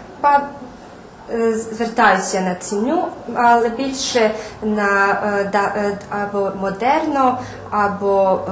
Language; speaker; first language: Ukrainian; non-native, local second language; Serbian